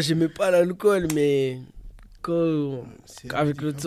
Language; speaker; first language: French; early bilingual, other home language; Portuguese